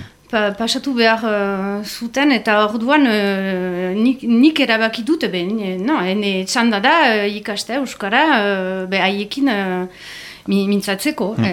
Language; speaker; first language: Basque; non-native, learner; French